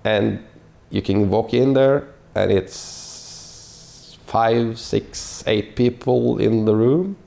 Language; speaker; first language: English; non-native, fluent; Norwegian